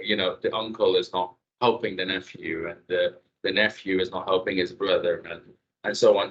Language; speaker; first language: English; non-native, fluent; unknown